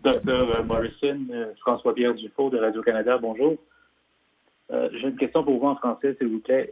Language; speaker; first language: French; native; French